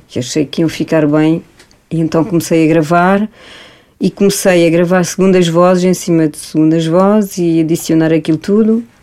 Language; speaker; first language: Portuguese; early bilingual, heritage; Portuguese